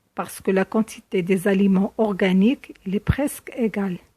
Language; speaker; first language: French; non-native, local second language; Arabic